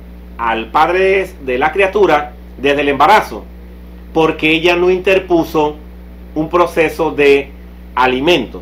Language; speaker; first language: Spanish; native; Spanish